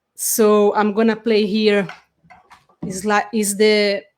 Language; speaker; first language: English; non-native, fluent; Portuguese